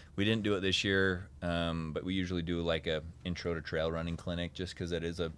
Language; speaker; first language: English; native; English